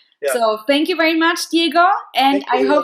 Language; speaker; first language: English; non-native, fluent; German